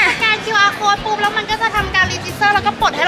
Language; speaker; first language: Thai; native; Thai